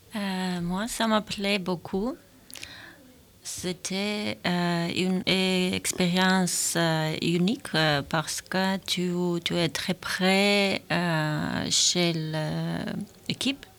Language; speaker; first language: French; non-native, learner; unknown